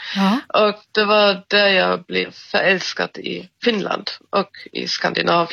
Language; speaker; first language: Swedish; non-native, fluent; German